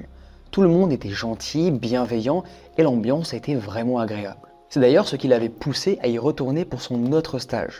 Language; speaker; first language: French; native; French